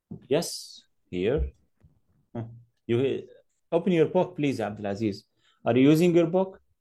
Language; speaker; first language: English; non-native, fluent; Arabic